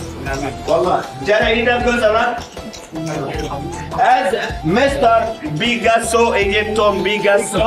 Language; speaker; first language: Hungarian; non-native, learner; Arabic